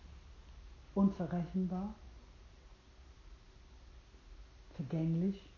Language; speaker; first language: German; non-native, fluent; English